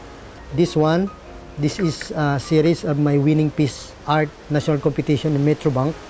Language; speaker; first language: English; non-native, local second language; Waray